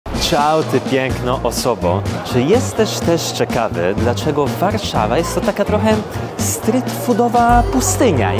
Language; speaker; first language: Polish; non-native, fluent; Italian